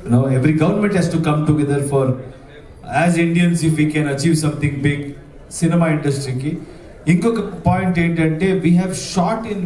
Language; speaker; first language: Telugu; non-native, learner; Kannada